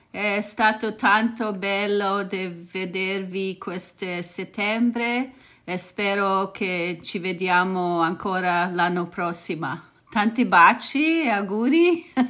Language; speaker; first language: Italian; early bilingual, heritage; Italian